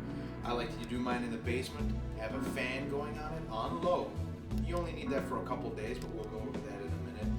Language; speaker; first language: English; native; English